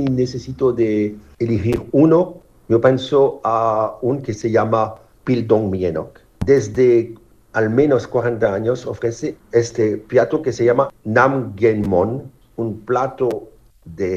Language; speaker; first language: Spanish; non-native, learner; French